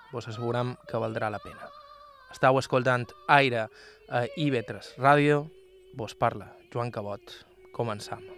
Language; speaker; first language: Catalan; native; Catalan